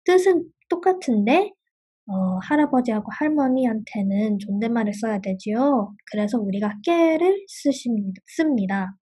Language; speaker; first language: Korean; early bilingual, heritage; Korean